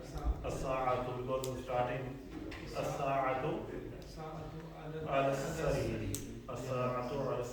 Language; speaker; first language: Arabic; non-native, fluent; Urdu